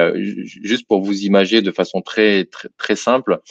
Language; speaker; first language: French; native; French